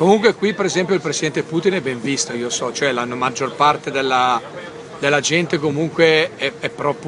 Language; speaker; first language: Italian; native; Italian